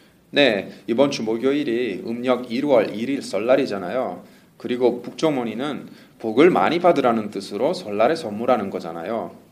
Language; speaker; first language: Korean; non-native, fluent; Italian